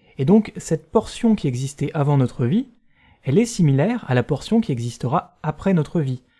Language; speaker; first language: French; native; French